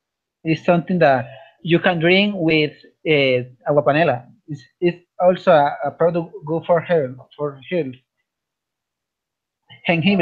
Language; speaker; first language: English; non-native, learner; Spanish